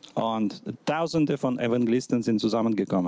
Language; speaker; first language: German; non-native, fluent; Russian